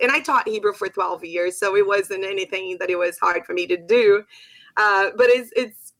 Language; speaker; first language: English; non-native, fluent; Portuguese